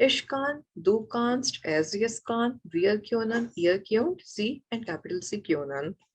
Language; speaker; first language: German; non-native, fluent; Malayalam